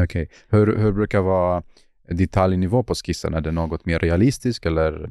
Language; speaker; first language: Swedish; non-native, fluent; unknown